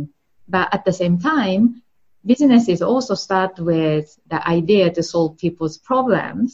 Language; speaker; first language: English; non-native, fluent; Japanese